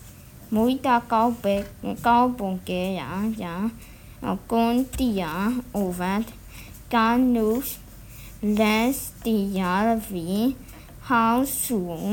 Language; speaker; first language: Finnish; non-native, learner; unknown